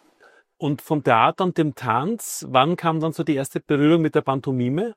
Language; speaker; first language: German; native; German